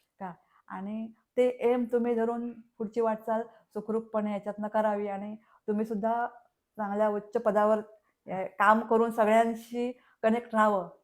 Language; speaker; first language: Marathi; native; Marathi